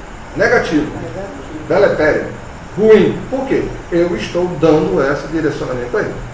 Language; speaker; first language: Portuguese; native; Portuguese